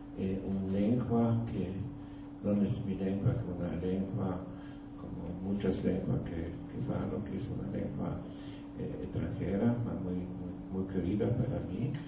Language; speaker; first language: Portuguese; non-native, learner; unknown